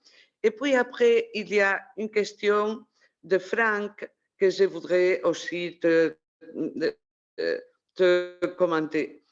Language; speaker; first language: French; non-native, fluent; Spanish